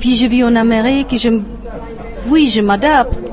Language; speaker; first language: French; non-native, fluent; Czech